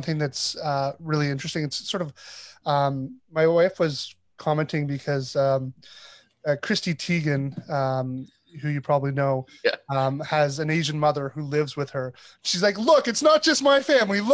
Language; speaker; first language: English; native; English